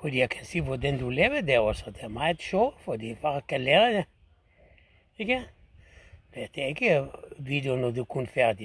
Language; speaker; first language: Danish; non-native, learner; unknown